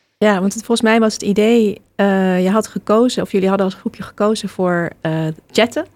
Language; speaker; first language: Dutch; native; Dutch